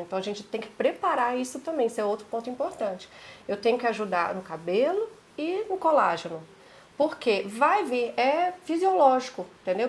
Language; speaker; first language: Portuguese; native; Portuguese